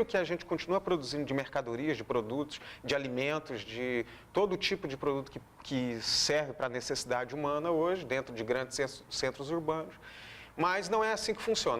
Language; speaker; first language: Portuguese; native; Portuguese